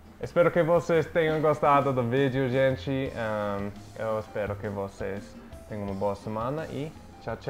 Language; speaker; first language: Portuguese; non-native, fluent; English